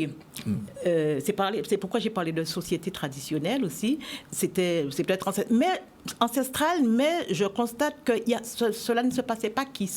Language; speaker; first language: French; native; French